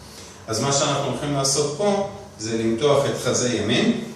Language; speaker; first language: Hebrew; native; Hebrew